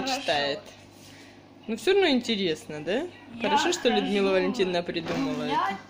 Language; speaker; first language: Russian; native; Russian